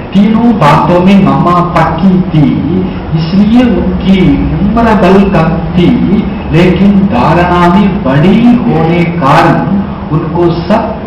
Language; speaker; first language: Hindi; non-native, local second language; Tamil